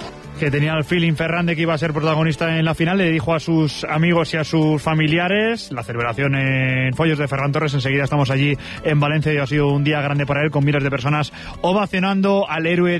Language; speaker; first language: Spanish; native; Spanish